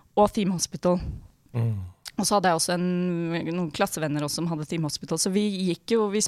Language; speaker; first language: Norwegian; native; Norwegian